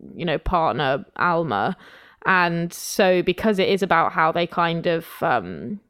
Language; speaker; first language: English; native; English